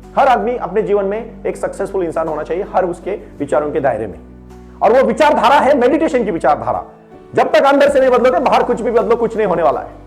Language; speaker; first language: Hindi; non-native, local second language; Marathi